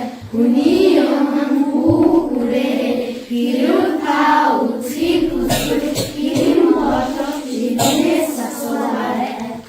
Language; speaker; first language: Mongolian; non-native, learner; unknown